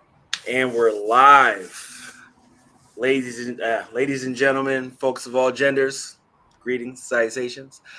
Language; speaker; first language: English; native; English